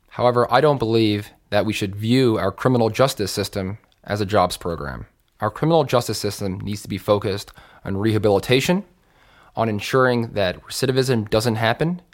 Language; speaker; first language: English; native; English